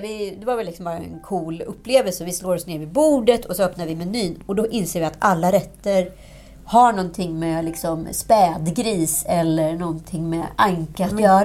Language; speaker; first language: Swedish; native; Swedish